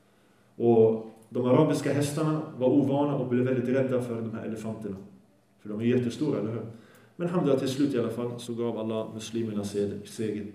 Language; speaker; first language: Swedish; early bilingual, other home language; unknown